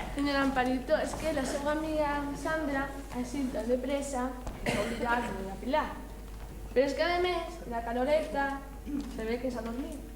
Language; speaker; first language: Spanish; non-native, local second language; Catalan